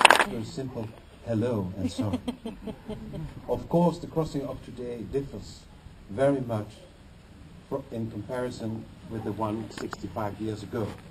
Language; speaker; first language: English; non-native, fluent; Dutch